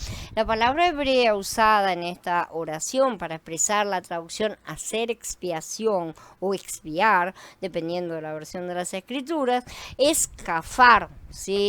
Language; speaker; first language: Spanish; native; Spanish